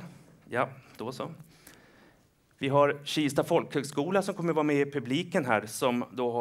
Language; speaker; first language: Swedish; native; Swedish